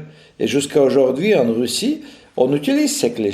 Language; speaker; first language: French; non-native, fluent; Russian